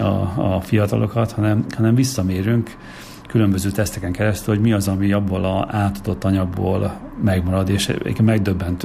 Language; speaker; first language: Hungarian; native; Hungarian